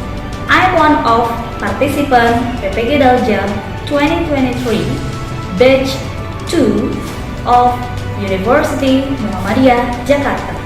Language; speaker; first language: English; non-native, learner; Indonesian